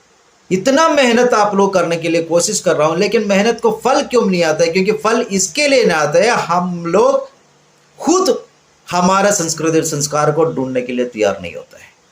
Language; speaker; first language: Hindi; non-native, local second language; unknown